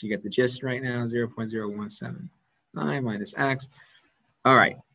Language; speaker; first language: English; native; English